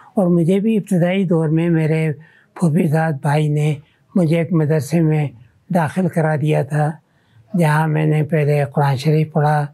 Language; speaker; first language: Urdu; native; Urdu